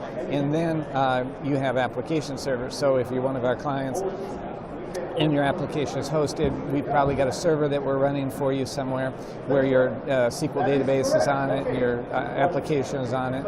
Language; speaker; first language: English; native; English